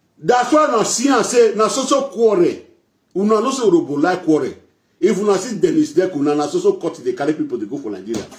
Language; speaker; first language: Nigerian Pidgin; non-native, local second language; Bini